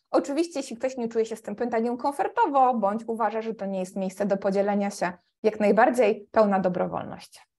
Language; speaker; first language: Polish; native; Polish